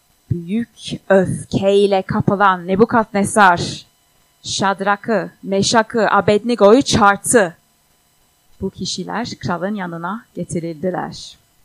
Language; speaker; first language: Turkish; non-native, fluent; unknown